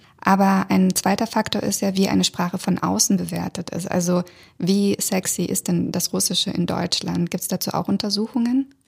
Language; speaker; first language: German; early bilingual, other home language; Russian